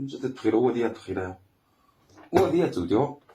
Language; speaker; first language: Chinese; native; Chinese